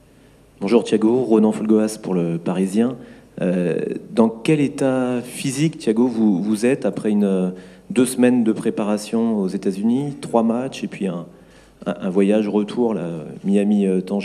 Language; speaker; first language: French; native; French